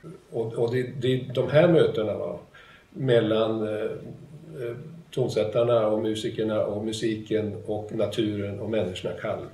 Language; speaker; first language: Swedish; native; Swedish